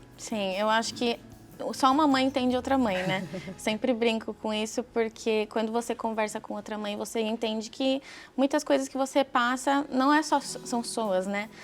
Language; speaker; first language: Portuguese; native; Portuguese